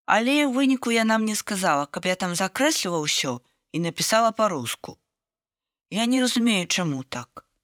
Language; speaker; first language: Belarusian; non-native, local second language; Russian